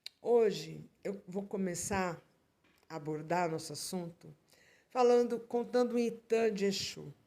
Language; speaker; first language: Portuguese; native; Portuguese